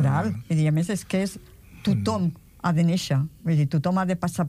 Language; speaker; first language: Catalan; native; Catalan